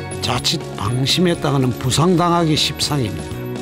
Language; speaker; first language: Korean; native; Korean